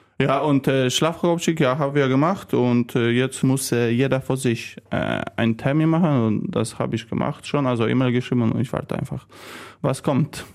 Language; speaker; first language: German; non-native, learner; Polish